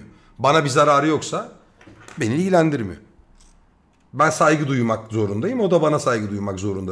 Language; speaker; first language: Turkish; native; Turkish